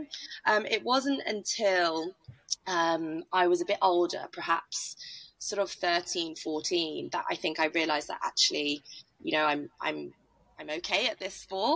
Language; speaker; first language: English; native; English